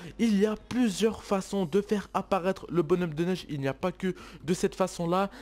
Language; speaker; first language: French; native; French